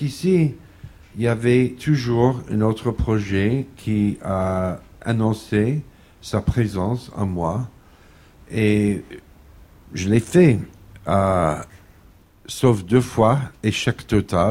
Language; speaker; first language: French; non-native, fluent; English